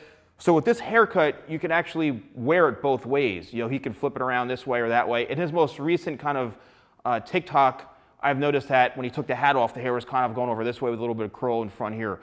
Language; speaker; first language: English; native; English